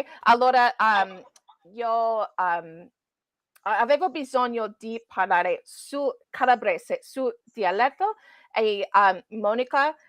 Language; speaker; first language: Italian; non-native, learner; English